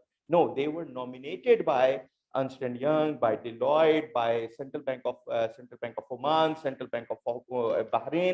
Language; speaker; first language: English; non-native, local second language; Urdu